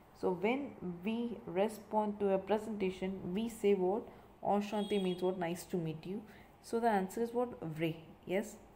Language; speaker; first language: English; non-native, local second language; Tamil